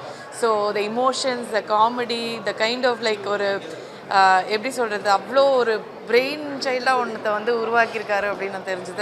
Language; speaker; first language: Tamil; native; Tamil